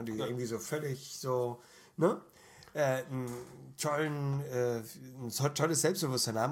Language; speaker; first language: German; native; German